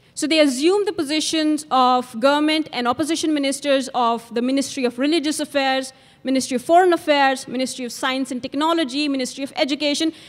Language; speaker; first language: English; non-native, local second language; Urdu